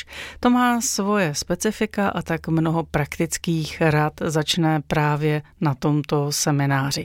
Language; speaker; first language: Czech; native; Czech